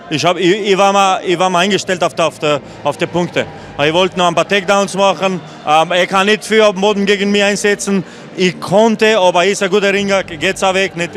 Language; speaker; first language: German; non-native, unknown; Albanian